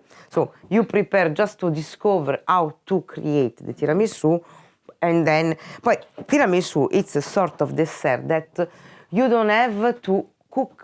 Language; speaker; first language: English; non-native, fluent; Italian